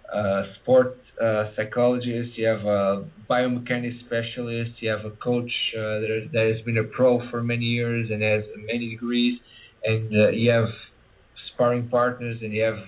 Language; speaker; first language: English; early bilingual, other home language; Portuguese